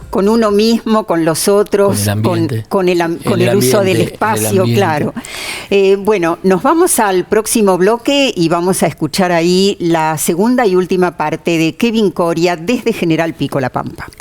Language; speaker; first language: Spanish; native; Spanish